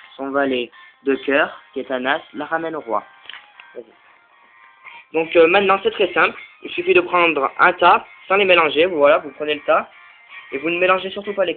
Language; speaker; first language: French; native; French